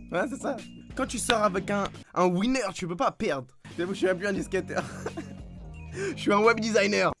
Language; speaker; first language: French; native; French